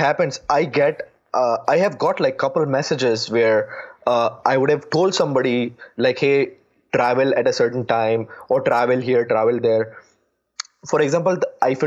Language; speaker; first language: English; non-native, local second language; Gujarati